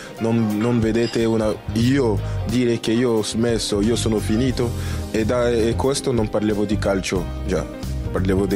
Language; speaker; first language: Italian; non-native, fluent; French